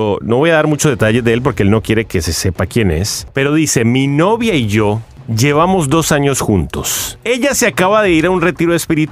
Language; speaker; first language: Spanish; native; Spanish